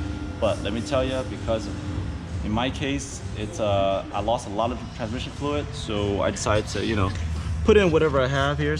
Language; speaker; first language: English; native; English